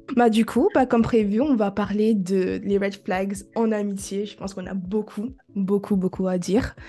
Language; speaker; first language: French; non-native, fluent; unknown